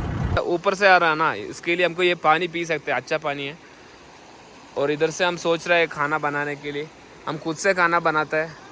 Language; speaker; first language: Hindi; non-native, local second language; Malayalam